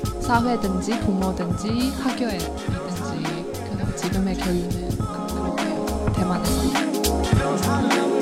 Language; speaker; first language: Korean; non-native, fluent; Chinese